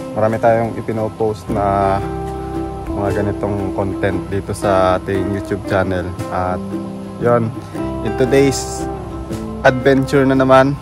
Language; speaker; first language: Filipino; non-native, local second language; Bikol